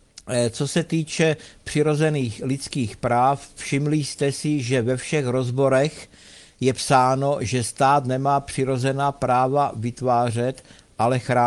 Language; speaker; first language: Czech; native; Czech